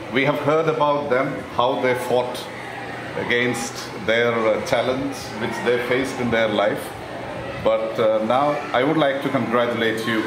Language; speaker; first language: English; non-native, local second language; Malayalam